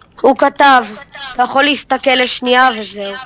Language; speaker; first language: Hebrew; native; Hebrew